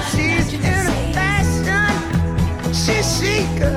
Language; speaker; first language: English; native; English